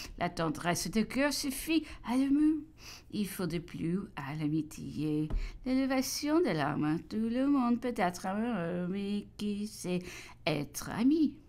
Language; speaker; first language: French; non-native, fluent; English